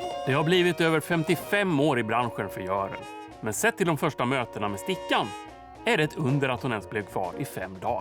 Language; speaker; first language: Swedish; native; Swedish